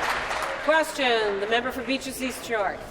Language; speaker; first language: English; native; English